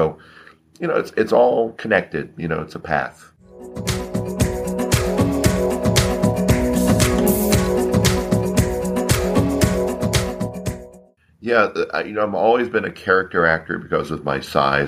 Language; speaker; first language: English; native; English